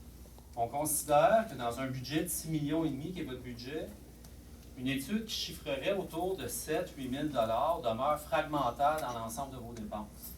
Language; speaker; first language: French; native; French